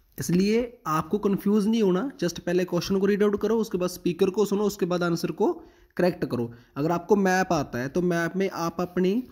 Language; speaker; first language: Hindi; non-native, local second language; Punjabi